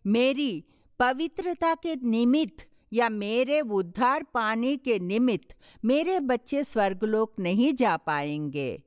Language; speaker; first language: Hindi; non-native, local second language; Tamil